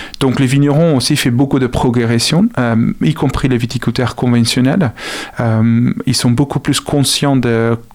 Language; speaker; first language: French; non-native, fluent; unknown